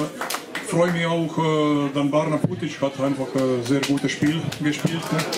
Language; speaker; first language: German; non-native, fluent; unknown